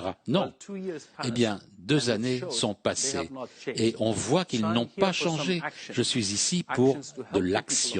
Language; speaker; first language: French; non-native, fluent; Persian